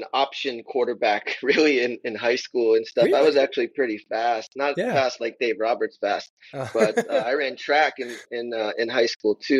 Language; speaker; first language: English; native; English